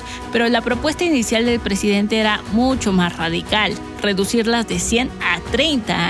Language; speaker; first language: Spanish; native; Spanish